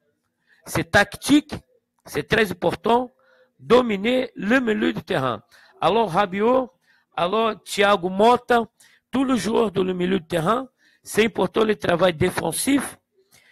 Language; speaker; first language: French; non-native, fluent; Portuguese